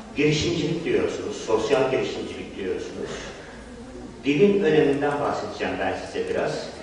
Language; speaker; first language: Turkish; non-native, fluent; English